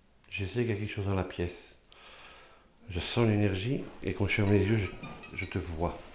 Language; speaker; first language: French; native; French